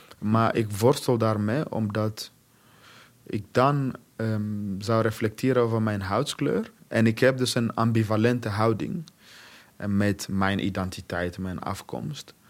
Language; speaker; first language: Dutch; non-native, fluent; Swahili